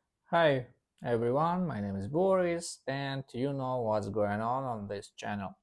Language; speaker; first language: English; non-native, learner; Russian